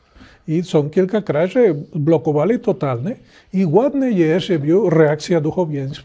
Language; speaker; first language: Polish; non-native, learner; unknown